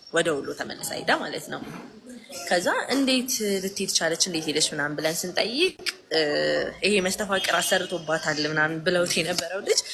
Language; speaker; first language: Amharic; native; Amharic